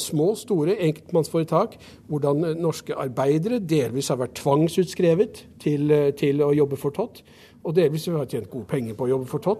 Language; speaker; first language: Norwegian; native; Norwegian